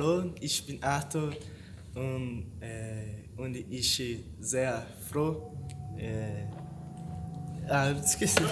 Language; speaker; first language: German; non-native, learner; Portuguese